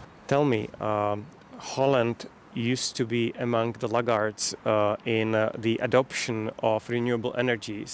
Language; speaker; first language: English; non-native, fluent; Czech